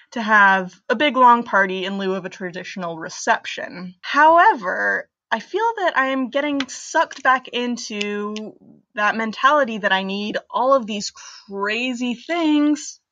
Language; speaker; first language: English; native; English